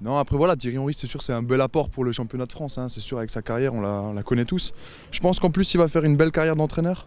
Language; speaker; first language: French; native; French